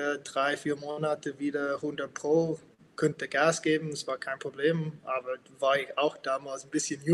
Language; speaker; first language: German; non-native, fluent; English